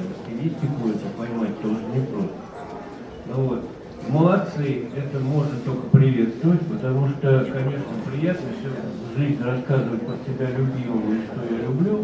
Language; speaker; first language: Russian; native; Russian